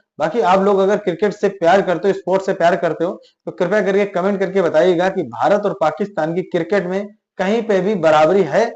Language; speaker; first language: Hindi; native; Hindi